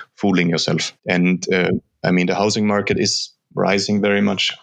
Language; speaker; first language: English; non-native, fluent; German